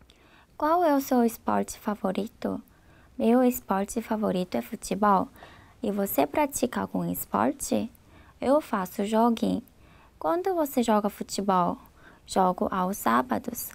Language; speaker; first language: Portuguese; non-native, fluent; Korean